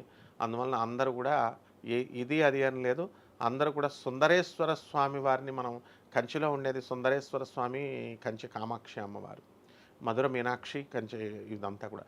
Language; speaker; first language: Telugu; native; Telugu